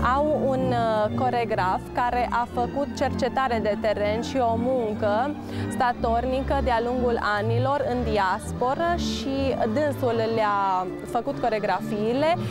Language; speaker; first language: Romanian; non-native, local second language; Slovak